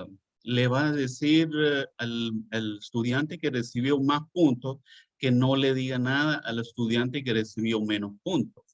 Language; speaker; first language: Spanish; non-native, learner; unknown